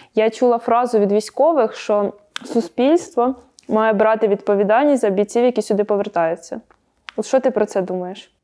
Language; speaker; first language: Ukrainian; native; Ukrainian